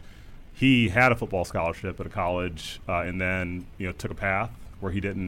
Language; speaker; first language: English; native; English